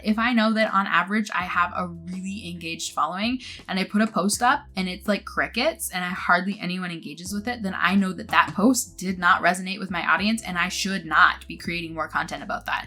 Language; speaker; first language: English; native; English